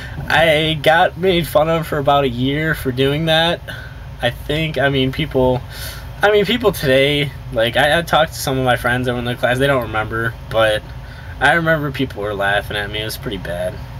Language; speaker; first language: English; native; English